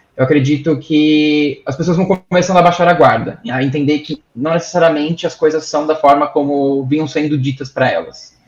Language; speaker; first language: Portuguese; native; Portuguese